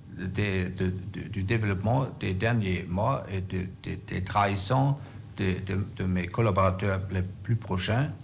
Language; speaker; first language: French; non-native, fluent; German